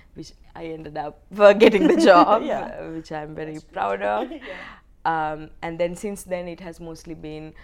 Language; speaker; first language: English; non-native, local second language; Sinhala